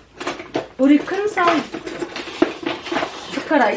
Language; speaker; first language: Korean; non-native, learner; Arabic